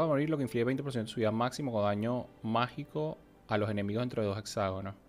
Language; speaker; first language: Spanish; native; Spanish